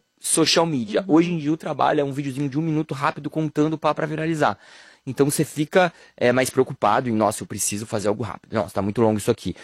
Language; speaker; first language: Portuguese; native; Portuguese